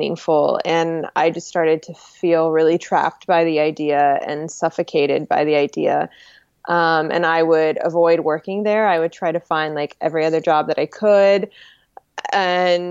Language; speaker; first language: English; native; English